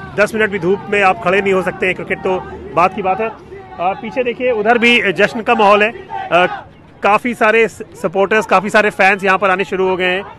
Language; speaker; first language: Hindi; native; Hindi